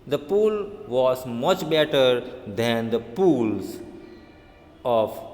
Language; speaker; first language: English; non-native, local second language; Hindi